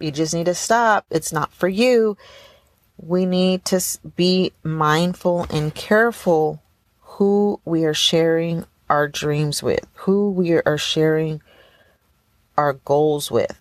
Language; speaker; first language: English; early bilingual, other home language; Spanish